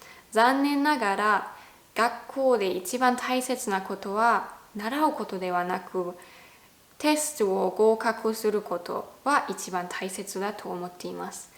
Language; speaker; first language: Japanese; non-native, fluent; German